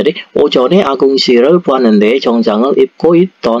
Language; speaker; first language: Korean; non-native, learner; Indonesian